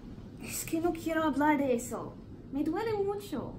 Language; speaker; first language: Spanish; non-native, learner; English